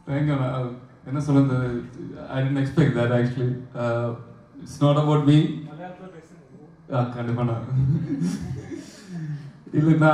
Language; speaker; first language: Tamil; non-native, learner; Malayalam